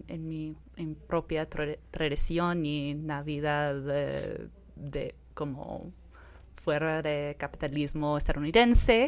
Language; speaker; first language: Spanish; non-native, fluent; English